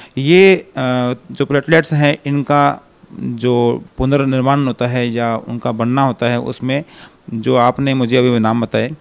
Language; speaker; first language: Hindi; native; Hindi